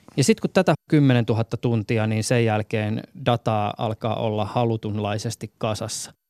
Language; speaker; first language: Finnish; native; Finnish